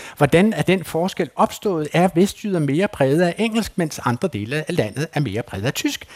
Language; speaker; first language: Danish; native; Danish